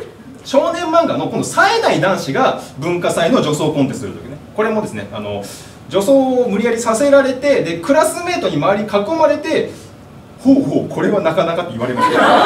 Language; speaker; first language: Japanese; native; Japanese